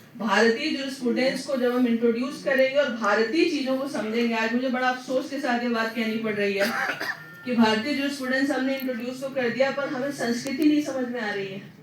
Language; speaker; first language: Hindi; native; Hindi